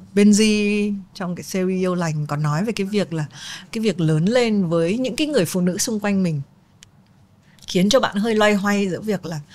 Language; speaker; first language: Vietnamese; native; Vietnamese